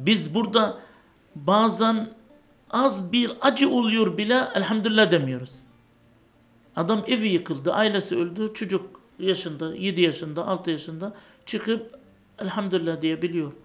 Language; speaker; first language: Turkish; non-native, fluent; Arabic